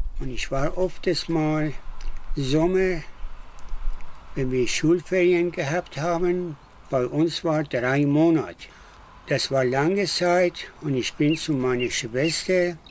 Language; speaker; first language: German; non-native, learner; Persian